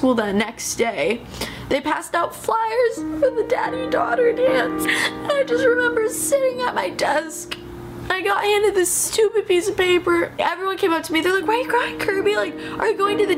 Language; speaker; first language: English; native; English